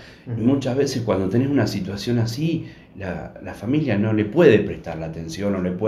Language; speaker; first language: Spanish; native; Spanish